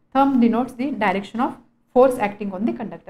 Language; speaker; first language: English; non-native, local second language; Marathi